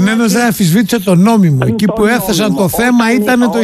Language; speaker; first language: Greek; native; Greek